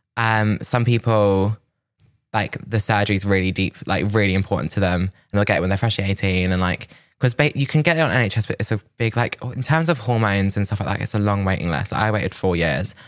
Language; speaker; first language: English; native; English